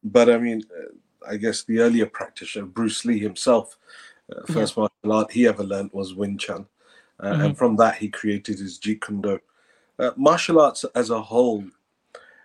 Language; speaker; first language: English; native; English